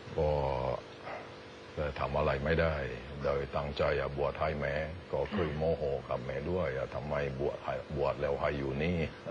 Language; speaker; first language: Thai; non-native, learner; Indonesian